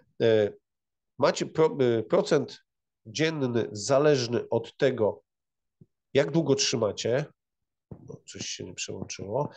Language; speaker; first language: Polish; native; Polish